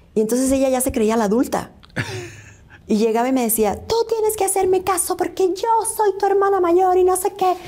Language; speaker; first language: Spanish; native; Spanish